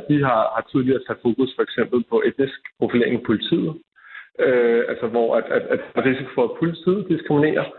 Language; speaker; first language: Danish; native; Danish